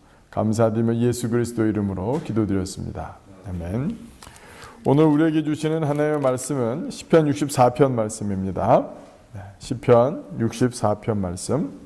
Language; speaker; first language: Korean; native; Korean